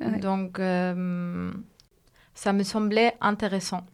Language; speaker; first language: French; non-native, fluent; Spanish